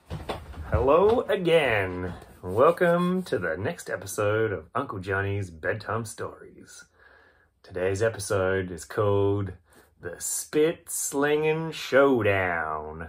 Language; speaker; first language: English; native; English